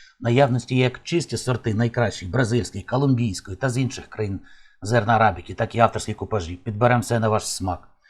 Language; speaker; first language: Ukrainian; native; Ukrainian